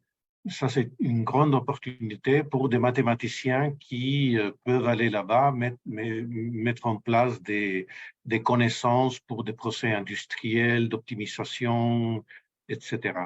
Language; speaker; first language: French; non-native, fluent; Spanish